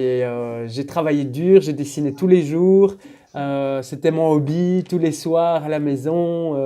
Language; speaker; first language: French; native; French